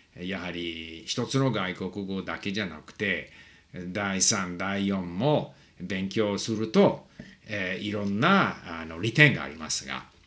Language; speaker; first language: Japanese; non-native, fluent; English